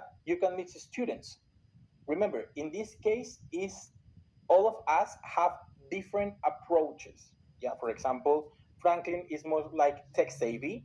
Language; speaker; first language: English; non-native, fluent; Spanish